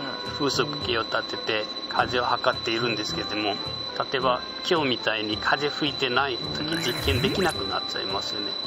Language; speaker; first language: Japanese; non-native, fluent; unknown